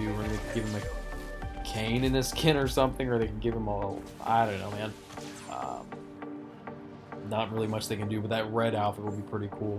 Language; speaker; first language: English; native; English